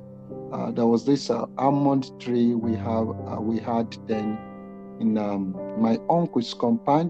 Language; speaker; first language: English; non-native, local second language; Yoruba